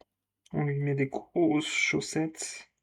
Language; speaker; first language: French; native; French